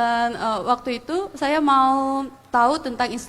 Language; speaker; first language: Indonesian; non-native, fluent; Korean